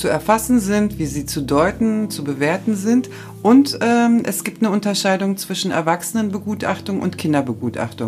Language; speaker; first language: German; native; German